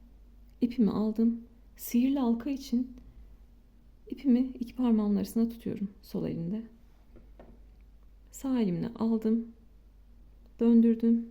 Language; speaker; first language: Turkish; native; Turkish